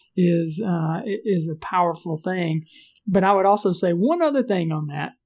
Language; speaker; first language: English; native; English